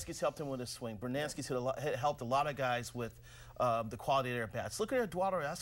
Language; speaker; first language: English; native; English